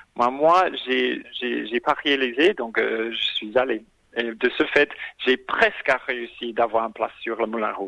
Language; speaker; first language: French; non-native, fluent; English